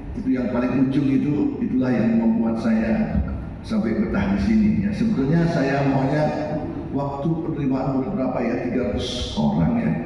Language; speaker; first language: Indonesian; native; Indonesian